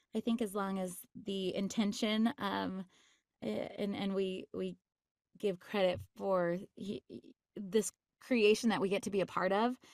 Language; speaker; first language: English; native; English